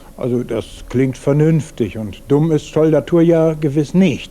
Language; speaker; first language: German; native; German